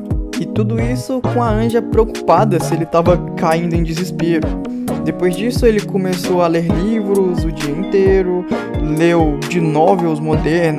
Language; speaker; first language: Portuguese; native; Portuguese